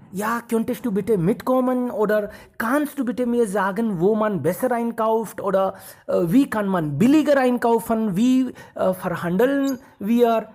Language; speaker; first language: German; non-native, fluent; Hindi